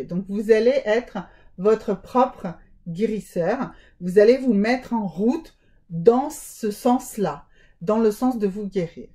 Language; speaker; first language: French; native; French